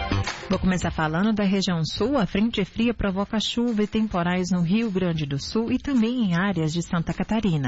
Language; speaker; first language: Portuguese; native; Portuguese